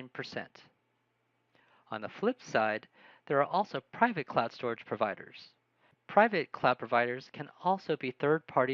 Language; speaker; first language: English; native; English